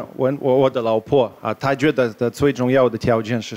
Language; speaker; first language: Chinese; non-native, fluent; Russian